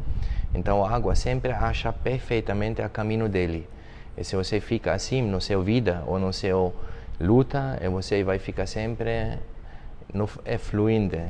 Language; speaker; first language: Portuguese; non-native, fluent; German